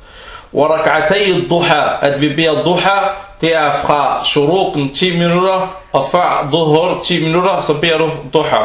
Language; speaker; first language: Danish; non-native, fluent; Arabic